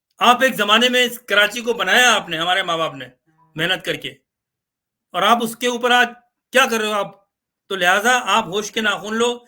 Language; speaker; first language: Urdu; native; Urdu